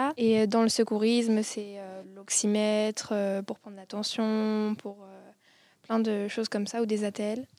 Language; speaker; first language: French; native; French